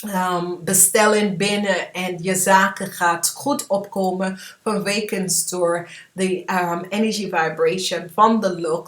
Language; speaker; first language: Dutch; non-native, fluent; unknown